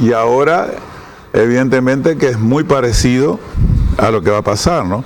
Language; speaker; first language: Spanish; native; Spanish